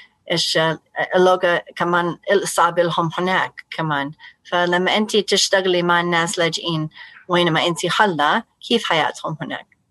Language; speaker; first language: Arabic; non-native, fluent; English